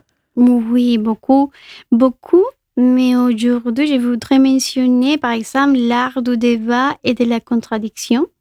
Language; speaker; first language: French; non-native, fluent; Spanish